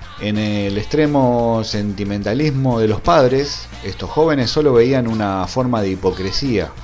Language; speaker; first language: Spanish; native; Spanish